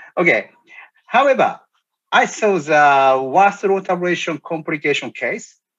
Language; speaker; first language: English; non-native, learner; Japanese